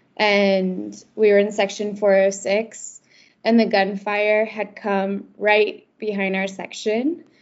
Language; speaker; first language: English; native; English